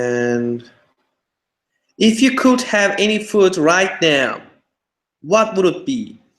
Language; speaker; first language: English; non-native, fluent; Turkish